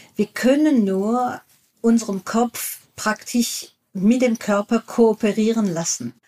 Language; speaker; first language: German; non-native, fluent; French